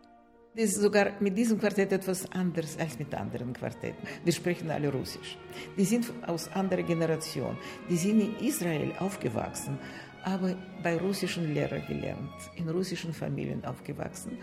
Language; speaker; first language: German; non-native, fluent; Russian